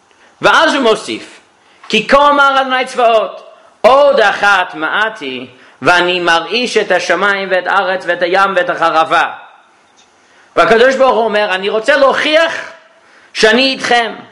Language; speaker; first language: Hebrew; non-native, fluent; English